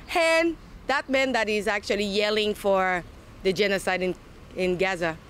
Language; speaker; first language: English; non-native, fluent; French